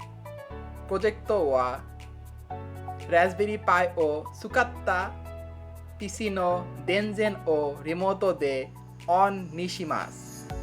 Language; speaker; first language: Japanese; non-native, learner; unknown